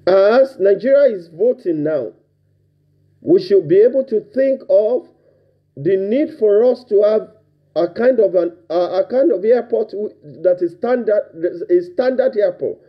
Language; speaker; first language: English; non-native, local second language; Yoruba